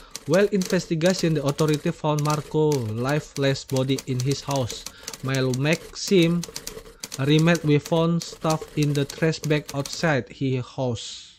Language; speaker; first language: English; non-native, learner; Indonesian